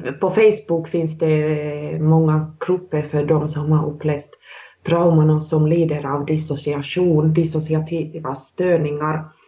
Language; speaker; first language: Swedish; non-native, local second language; Finnish